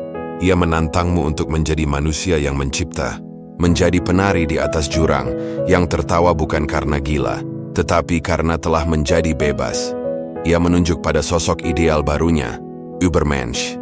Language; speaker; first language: Indonesian; native; Indonesian